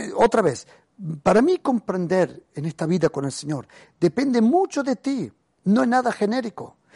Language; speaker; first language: Spanish; early bilingual, other home language; German